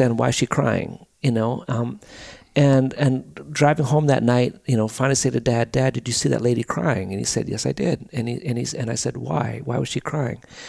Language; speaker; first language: English; native; English